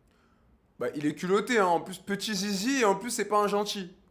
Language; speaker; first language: French; native; French